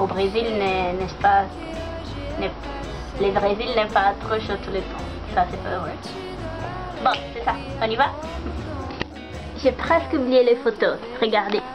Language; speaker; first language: French; non-native, learner; Portuguese